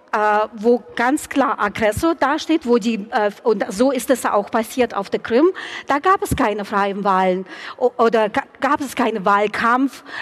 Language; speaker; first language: German; non-native, fluent; Ukrainian